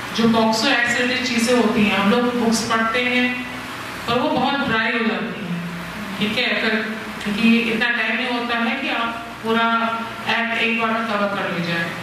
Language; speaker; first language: Hindi; native; Hindi